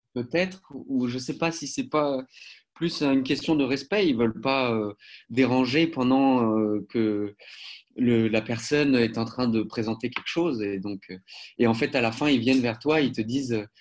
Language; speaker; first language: French; native; French